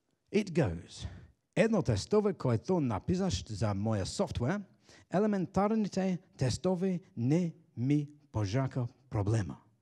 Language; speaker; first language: Bulgarian; non-native, learner; English